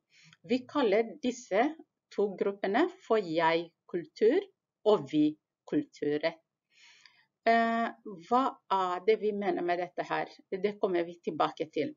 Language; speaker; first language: Norwegian; non-native, fluent; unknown